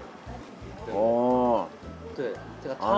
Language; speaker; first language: Chinese; non-native, fluent; Japanese